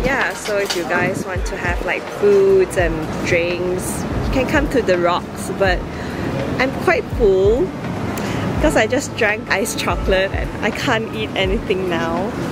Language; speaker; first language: English; non-native, local second language; Chinese